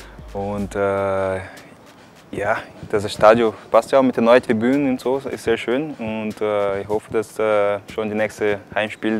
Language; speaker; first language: German; non-native, fluent; Portuguese